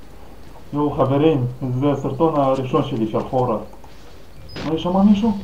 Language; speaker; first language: Hebrew; non-native, fluent; Russian